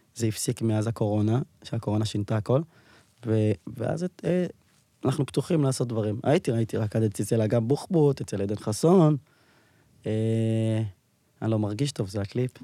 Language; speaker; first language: Hebrew; native; Hebrew